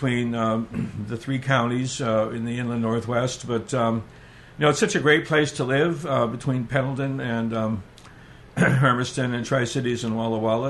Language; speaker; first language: English; native; English